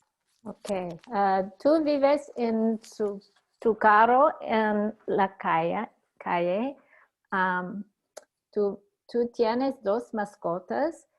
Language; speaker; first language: Spanish; non-native, learner; English